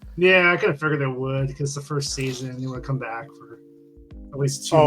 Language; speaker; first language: English; native; English